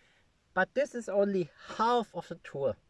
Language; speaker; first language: English; non-native, fluent; German